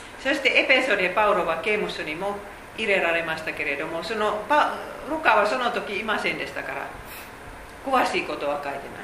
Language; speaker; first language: Japanese; non-native, fluent; Finnish